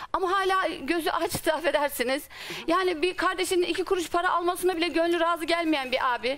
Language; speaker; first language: Turkish; native; Turkish